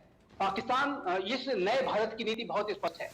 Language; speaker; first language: Hindi; native; Hindi